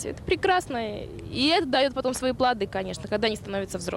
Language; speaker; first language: Russian; native; Russian